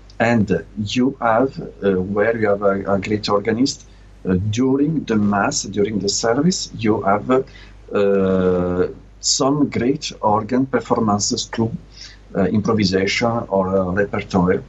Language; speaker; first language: English; non-native, learner; Italian